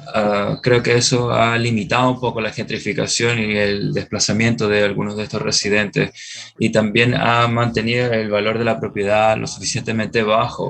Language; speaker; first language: Spanish; non-native, fluent; English